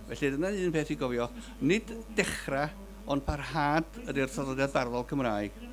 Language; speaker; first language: Welsh; native; Welsh